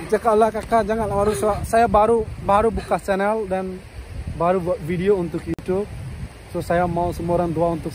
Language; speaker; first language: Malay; non-native, learner; Bangla